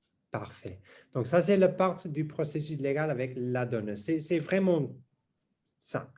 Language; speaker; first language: French; non-native, learner; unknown